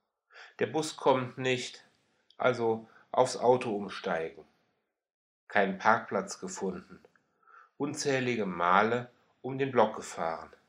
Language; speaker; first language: German; native; German